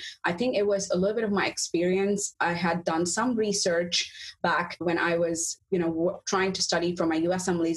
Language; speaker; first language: English; non-native, local second language; Urdu